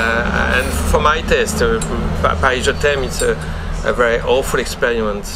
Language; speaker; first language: English; non-native, learner; French